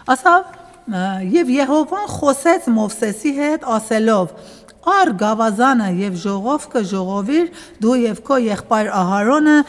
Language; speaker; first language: Armenian; early bilingual, heritage; Armenian